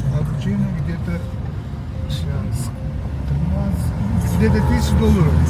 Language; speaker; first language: Russian; non-native, local second language; Uzbek